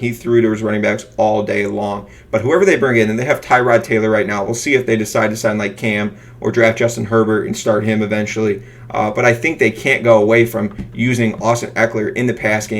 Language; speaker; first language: English; native; English